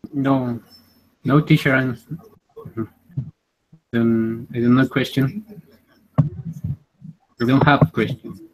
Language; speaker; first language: English; non-native, learner; Spanish